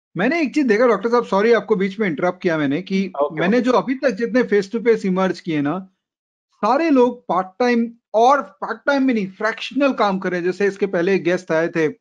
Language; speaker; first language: Hindi; native; Hindi